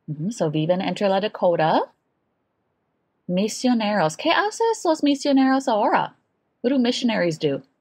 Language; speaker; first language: Spanish; non-native, learner; English